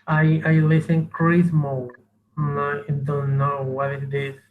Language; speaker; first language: English; non-native, learner; Spanish